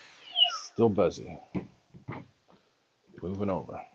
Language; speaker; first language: English; native; English